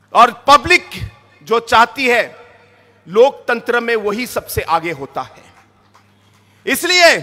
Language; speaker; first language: Hindi; non-native, local second language; Garo